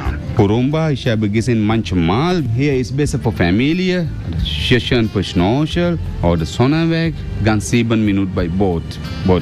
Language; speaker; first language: German; non-native, learner; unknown